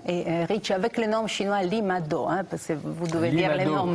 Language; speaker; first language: French; non-native, fluent; Italian